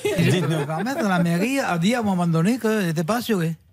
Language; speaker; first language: French; native; French